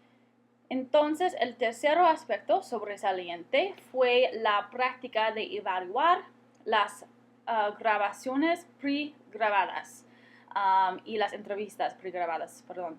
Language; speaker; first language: Spanish; non-native, fluent; English